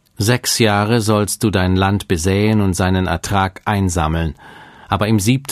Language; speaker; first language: German; native; German